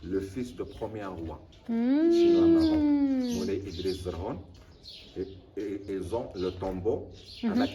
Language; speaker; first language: French; non-native, local second language; Arabic